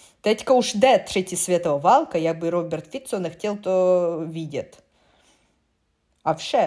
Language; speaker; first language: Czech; non-native, learner; Russian